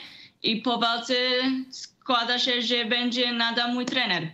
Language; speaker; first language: Polish; early bilingual, heritage; Polish